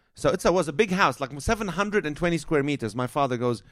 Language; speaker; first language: English; non-native, fluent; Arabic